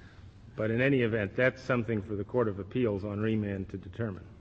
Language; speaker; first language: English; native; English